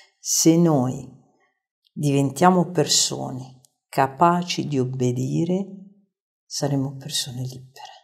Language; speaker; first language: Italian; native; Italian